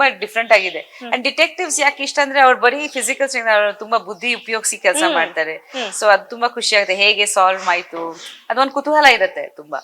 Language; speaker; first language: Kannada; non-native, fluent; Bangla